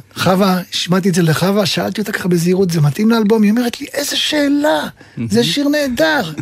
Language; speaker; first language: Hebrew; early bilingual, other home language; Arabic